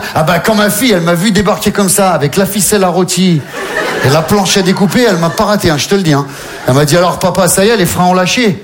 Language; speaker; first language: French; native; French